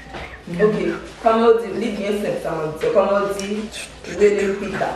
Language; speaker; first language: French; non-native, learner; Haitian Creole